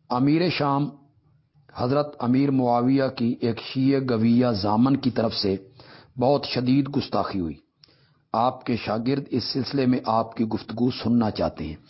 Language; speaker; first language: Urdu; non-native, local second language; Punjabi